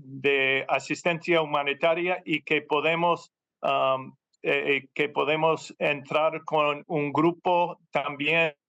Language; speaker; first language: Spanish; non-native, fluent; English